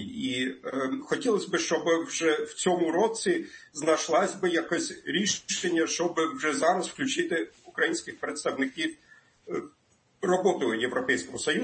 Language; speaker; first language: Ukrainian; non-native, fluent; German